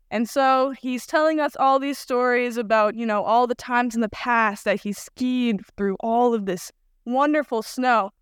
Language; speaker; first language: English; native; English